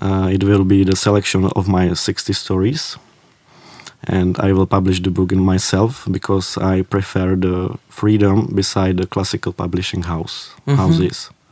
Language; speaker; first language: English; non-native, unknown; Czech